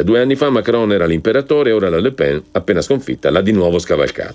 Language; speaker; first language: Italian; native; Italian